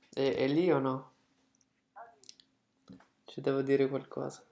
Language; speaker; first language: Italian; early bilingual, heritage; English